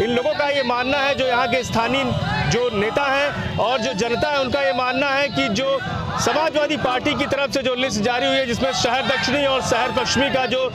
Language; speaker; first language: Hindi; native; Hindi